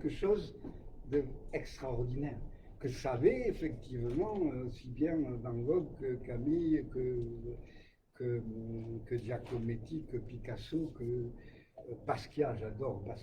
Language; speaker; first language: French; native; French